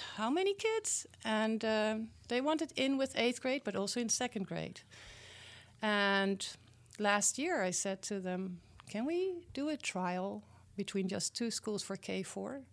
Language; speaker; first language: English; non-native, fluent; Dutch